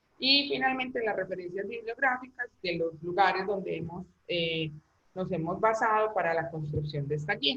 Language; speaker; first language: Spanish; native; Spanish